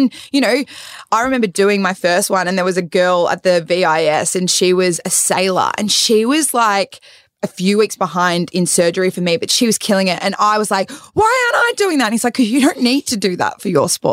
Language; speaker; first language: English; native; English